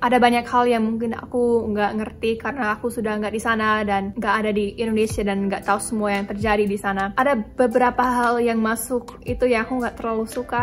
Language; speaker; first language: Indonesian; non-native, fluent; English